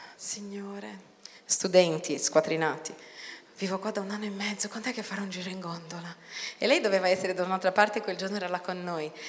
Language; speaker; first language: Italian; non-native, fluent; Portuguese